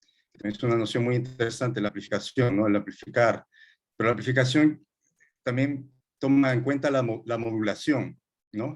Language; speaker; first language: Spanish; native; Spanish